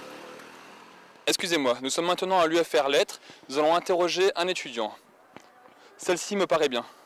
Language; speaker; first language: French; native; French